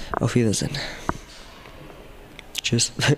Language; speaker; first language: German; non-native, learner; Croatian